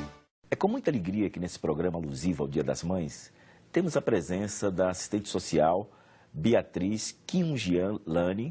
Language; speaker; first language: Portuguese; native; Portuguese